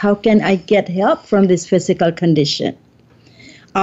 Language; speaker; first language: English; non-native, local second language; Filipino